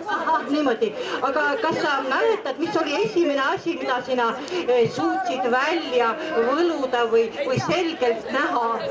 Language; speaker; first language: Estonian; native; Estonian